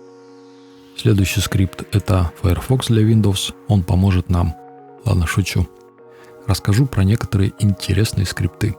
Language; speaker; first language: Russian; native; Russian